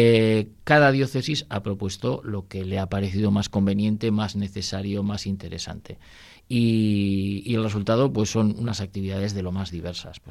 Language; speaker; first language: Spanish; native; Spanish